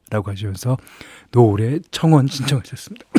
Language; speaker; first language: Korean; native; Korean